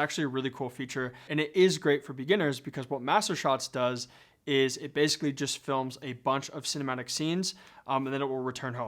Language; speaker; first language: English; native; English